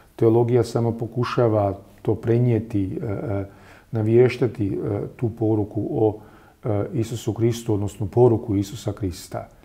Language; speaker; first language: Croatian; native; Croatian